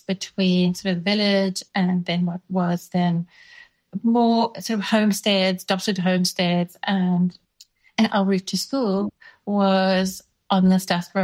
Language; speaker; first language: English; non-native, local second language; Dutch